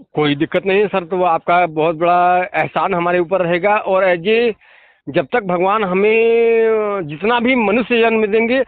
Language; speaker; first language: Hindi; native; Hindi